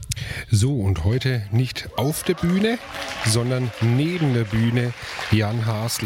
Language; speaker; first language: German; native; German